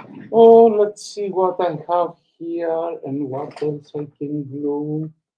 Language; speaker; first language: English; non-native, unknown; Greek